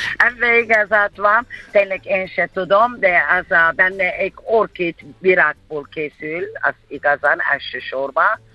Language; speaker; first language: Hungarian; non-native, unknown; Turkish